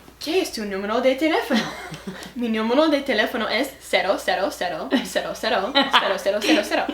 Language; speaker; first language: Spanish; non-native, learner; English